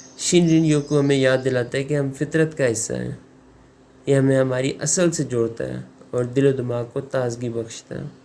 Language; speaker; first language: Urdu; native; Urdu